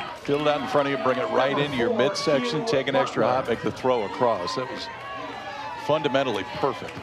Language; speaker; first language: English; native; English